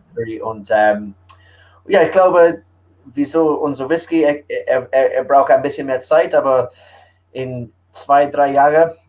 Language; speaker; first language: German; early bilingual, heritage; English